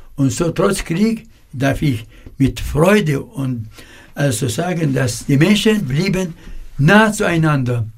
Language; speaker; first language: German; non-native, fluent; Arabic